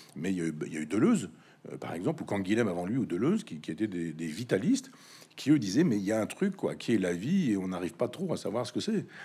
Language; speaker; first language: French; native; French